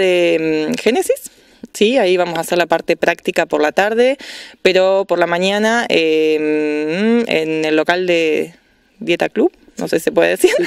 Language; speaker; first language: Spanish; native; Spanish